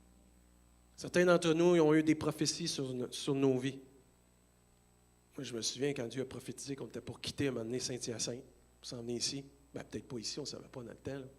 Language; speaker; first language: French; native; French